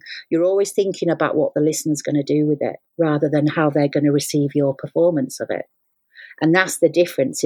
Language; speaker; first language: English; native; English